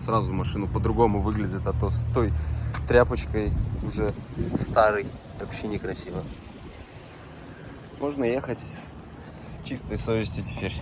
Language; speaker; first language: Russian; native; Russian